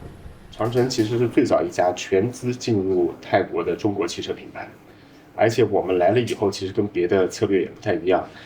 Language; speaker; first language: Chinese; native; Chinese